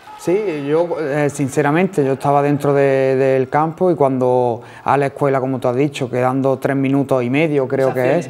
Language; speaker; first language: Spanish; native; Spanish